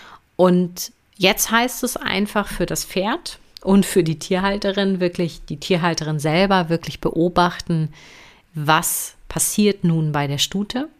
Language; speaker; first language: German; native; German